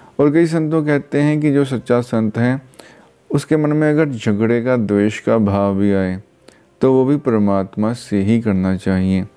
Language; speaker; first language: Hindi; non-native, local second language; Punjabi